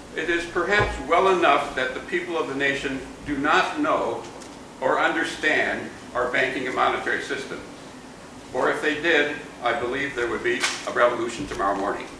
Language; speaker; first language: English; native; English